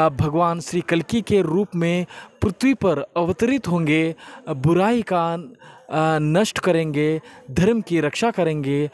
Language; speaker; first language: Hindi; non-native, local second language; Kannada